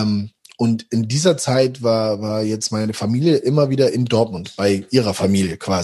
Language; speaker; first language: German; native; German